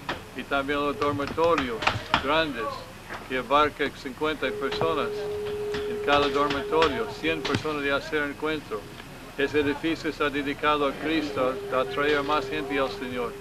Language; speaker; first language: Spanish; non-native, learner; English